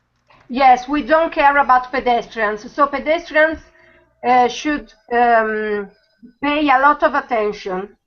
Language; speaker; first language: English; non-native, learner; Italian